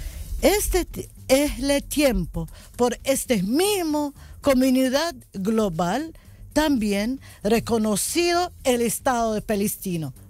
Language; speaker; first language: Spanish; non-native, learner; Arabic